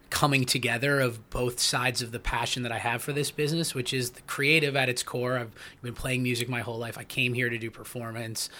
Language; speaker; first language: English; native; English